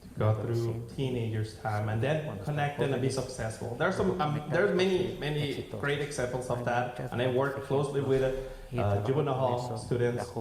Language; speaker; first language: English; non-native, fluent; Spanish